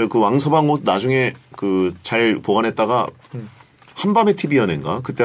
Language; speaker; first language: Korean; native; Korean